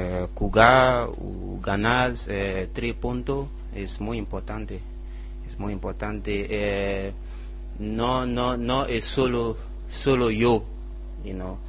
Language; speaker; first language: Spanish; non-native, learner; English